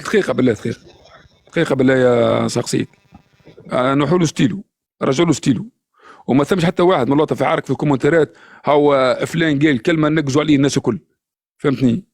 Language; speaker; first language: Arabic; native; Arabic